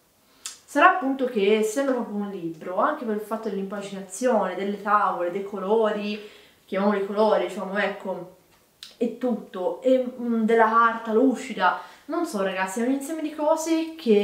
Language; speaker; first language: Italian; native; Italian